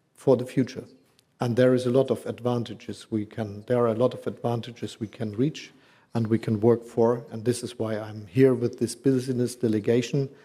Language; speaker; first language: English; non-native, fluent; German